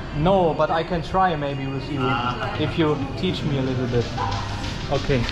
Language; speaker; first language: English; non-native, fluent; German